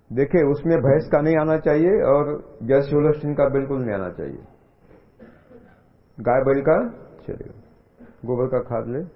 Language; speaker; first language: Hindi; non-native, local second language; Marathi